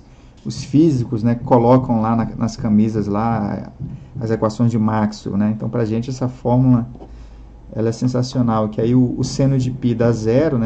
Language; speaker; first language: Portuguese; native; Portuguese